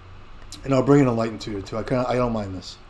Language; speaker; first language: English; native; English